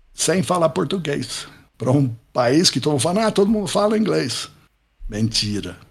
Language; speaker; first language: Portuguese; non-native, fluent; English